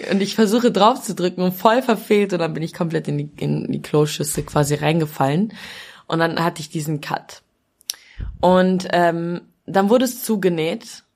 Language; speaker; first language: German; early bilingual, other home language; Albanian